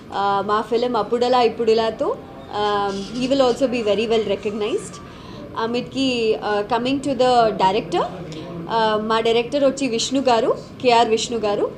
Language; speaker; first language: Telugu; non-native, local second language; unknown